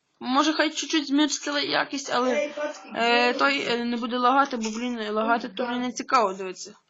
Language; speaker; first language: Ukrainian; native; Ukrainian